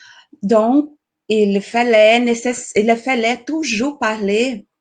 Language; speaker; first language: French; non-native, learner; Portuguese